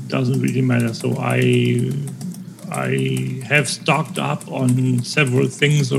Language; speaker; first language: English; non-native, fluent; German